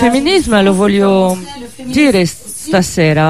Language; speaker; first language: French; non-native, learner; Italian